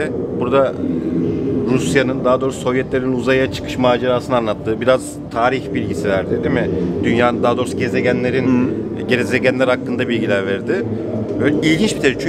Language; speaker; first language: Turkish; native; Turkish